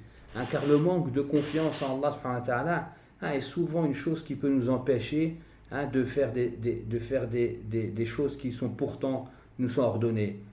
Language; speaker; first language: French; native; French